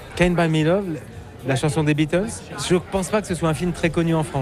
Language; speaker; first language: French; native; French